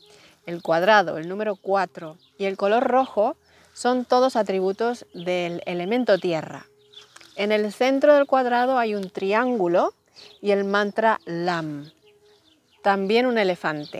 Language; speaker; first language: Spanish; native; Spanish